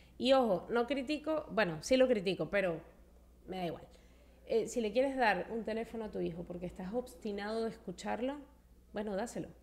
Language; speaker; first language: Spanish; native; Spanish